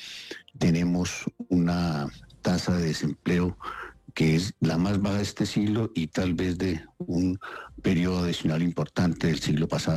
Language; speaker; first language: Spanish; native; Spanish